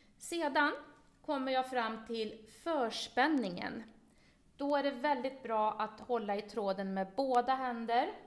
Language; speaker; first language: Swedish; native; Swedish